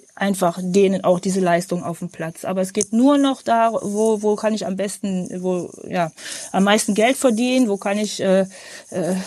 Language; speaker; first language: German; native; German